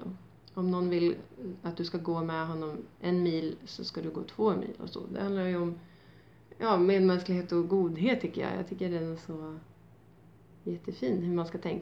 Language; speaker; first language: Swedish; native; Swedish